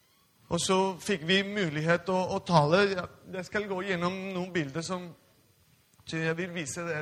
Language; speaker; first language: Norwegian; non-native, fluent; Spanish